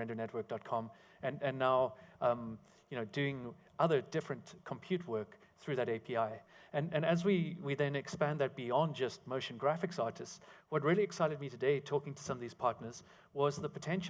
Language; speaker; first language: English; native; English